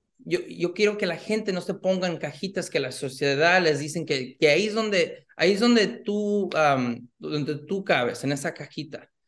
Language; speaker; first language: Spanish; early bilingual, heritage; Spanish